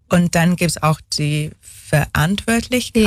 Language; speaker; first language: German; non-native, fluent; English